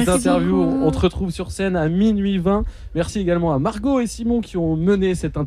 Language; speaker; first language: French; native; French